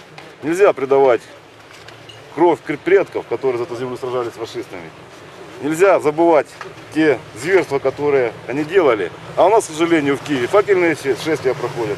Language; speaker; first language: Russian; native; Russian